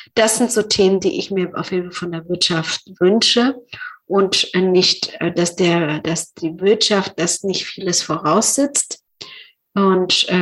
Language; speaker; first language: German; non-native, fluent; Persian